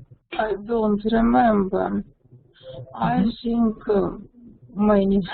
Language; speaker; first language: English; non-native, learner; Russian